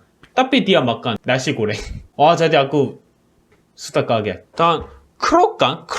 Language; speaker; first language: Indonesian; non-native, learner; Korean